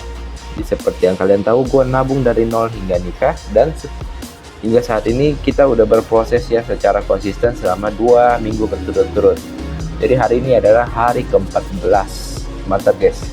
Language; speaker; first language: Indonesian; native; Indonesian